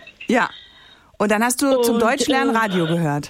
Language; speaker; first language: German; native; German